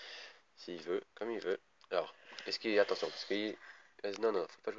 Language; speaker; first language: French; native; French